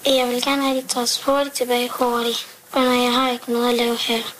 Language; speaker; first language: Danish; early bilingual, heritage; Danish